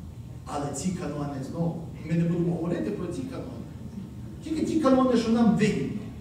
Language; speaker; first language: Ukrainian; early bilingual, heritage; Ukrainian